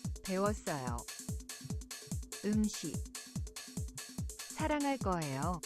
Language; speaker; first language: Korean; non-native, learner; English